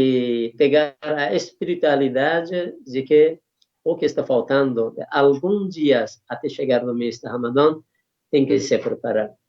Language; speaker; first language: Portuguese; non-native, learner; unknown